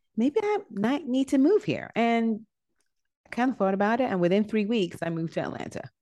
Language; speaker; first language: English; native; English